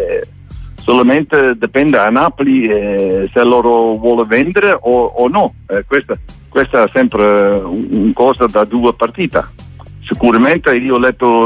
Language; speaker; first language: Italian; non-native, learner; Dutch